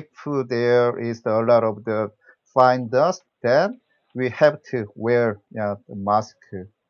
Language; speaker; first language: English; non-native, learner; Korean